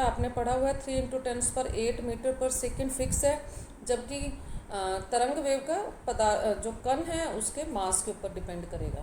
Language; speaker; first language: Hindi; native; Hindi